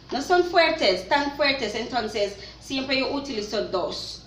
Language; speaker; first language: Spanish; non-native, fluent; English